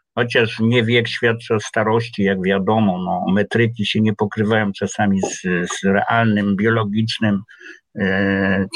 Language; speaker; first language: Polish; native; Polish